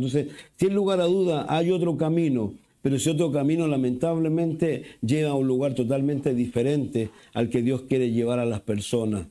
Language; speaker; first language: Spanish; native; Spanish